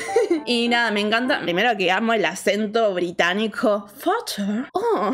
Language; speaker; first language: Spanish; native; Spanish